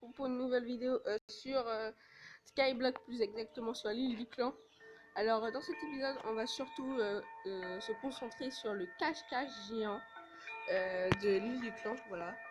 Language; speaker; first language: French; native; French